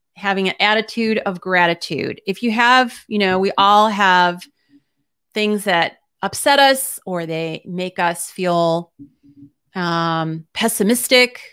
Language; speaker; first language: English; native; English